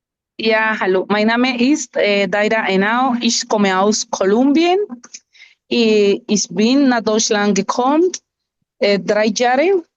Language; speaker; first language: German; non-native, learner; Spanish